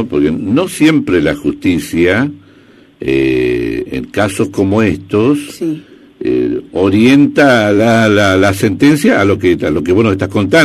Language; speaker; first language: Spanish; native; Spanish